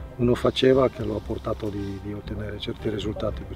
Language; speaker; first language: Italian; non-native, fluent; Czech